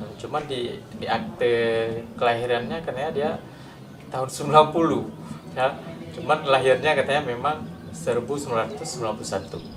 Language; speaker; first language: Indonesian; non-native, local second language; Achinese